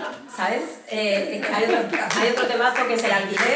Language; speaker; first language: Spanish; native; Spanish